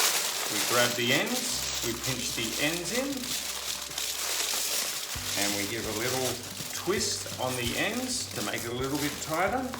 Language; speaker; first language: English; native; English